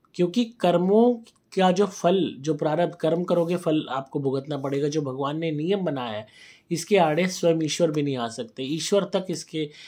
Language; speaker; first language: Hindi; native; Hindi